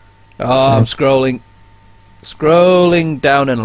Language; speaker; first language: English; native; English